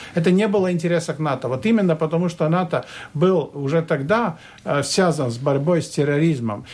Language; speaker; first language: Russian; non-native, local second language; Latvian